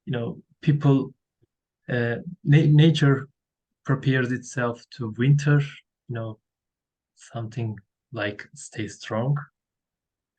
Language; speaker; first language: English; non-native, learner; Turkish